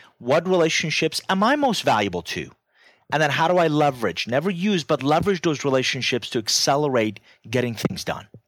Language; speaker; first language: English; non-native, fluent; Persian